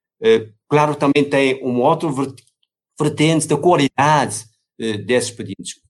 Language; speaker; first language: Portuguese; non-native, fluent; Chinese